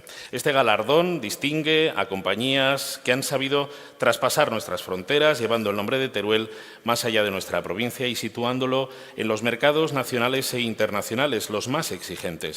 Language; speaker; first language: Spanish; native; Spanish